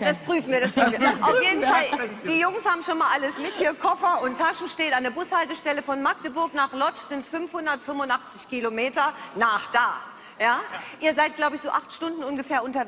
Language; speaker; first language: German; native; German